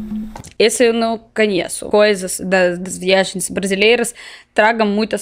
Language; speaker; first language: Portuguese; non-native, learner; Russian